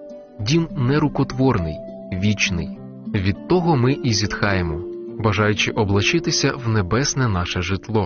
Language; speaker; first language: Ukrainian; native; Ukrainian